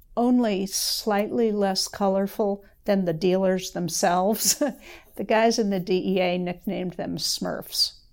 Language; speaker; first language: English; native; English